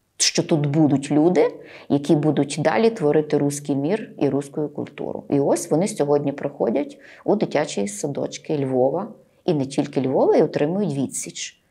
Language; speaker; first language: Ukrainian; native; Ukrainian